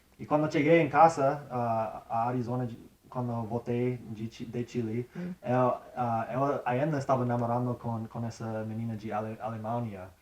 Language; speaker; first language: Portuguese; non-native, learner; English